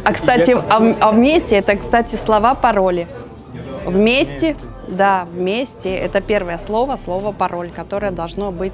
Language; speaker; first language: Russian; native; Russian